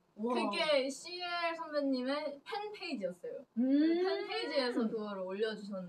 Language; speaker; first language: Korean; early bilingual, heritage; Korean